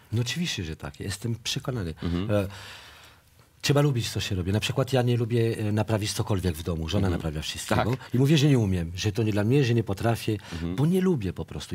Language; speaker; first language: Polish; non-native, fluent; French